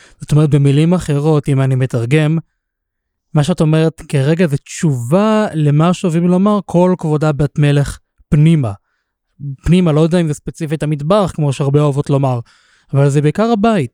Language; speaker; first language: Hebrew; native; Hebrew